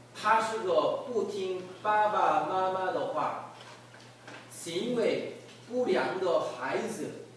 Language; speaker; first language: Chinese; non-native, learner; Korean